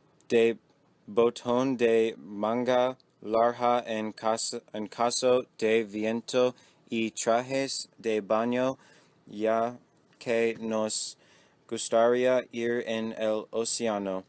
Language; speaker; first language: Spanish; non-native, learner; English